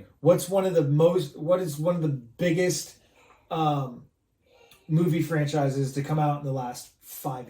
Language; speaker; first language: English; native; English